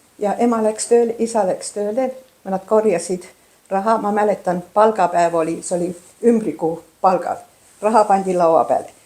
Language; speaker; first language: Estonian; early bilingual, heritage; Estonian